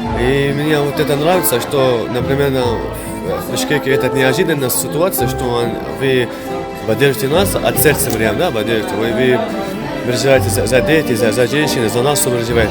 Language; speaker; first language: Russian; non-native, fluent; Arabic